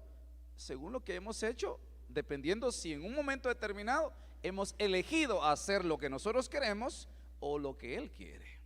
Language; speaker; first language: Spanish; native; Spanish